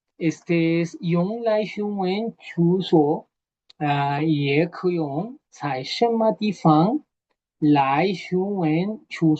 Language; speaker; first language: Chinese; non-native, fluent; Spanish